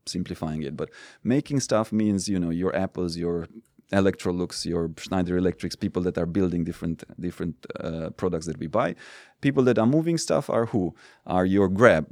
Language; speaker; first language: English; non-native, fluent; Romanian